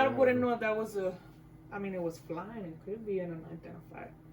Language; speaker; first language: English; native; English